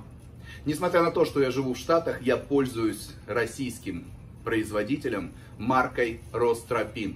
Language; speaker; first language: Russian; native; Russian